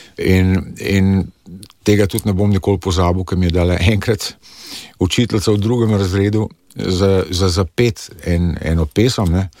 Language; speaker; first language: Slovenian; early bilingual, other home language; English